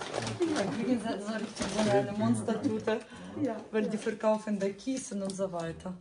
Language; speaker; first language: German; non-native, fluent; Russian